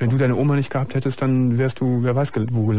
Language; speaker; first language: German; native; German